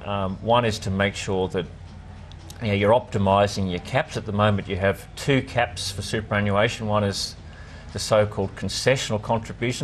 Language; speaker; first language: English; native; English